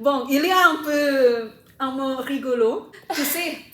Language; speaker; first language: French; non-native, fluent; Indonesian